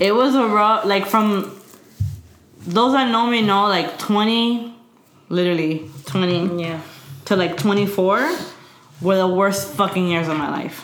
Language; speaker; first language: English; early bilingual, other home language; Spanish